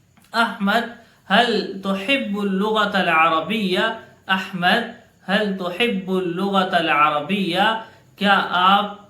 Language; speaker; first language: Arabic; non-native, fluent; Urdu